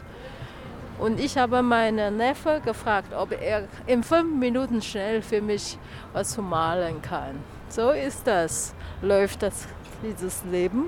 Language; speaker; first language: German; non-native, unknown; Chinese